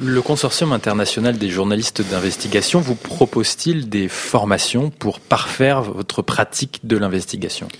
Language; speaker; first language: French; native; French